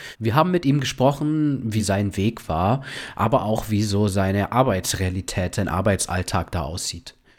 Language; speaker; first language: German; native; German